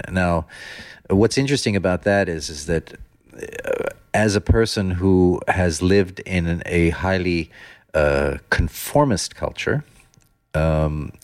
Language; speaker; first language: English; non-native, fluent; Dutch